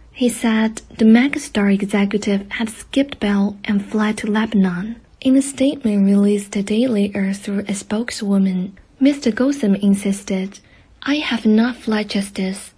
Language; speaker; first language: English; non-native, fluent; Chinese